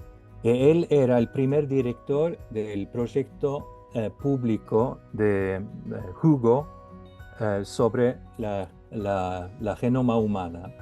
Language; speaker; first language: Spanish; non-native, fluent; Norwegian